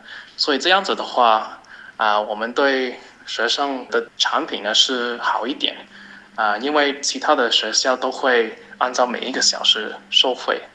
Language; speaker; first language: Chinese; non-native, fluent; English